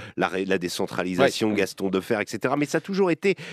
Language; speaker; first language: French; native; French